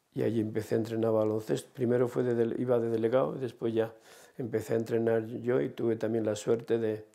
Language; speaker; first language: Spanish; native; Spanish